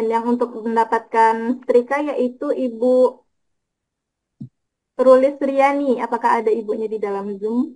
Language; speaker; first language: Indonesian; native; Indonesian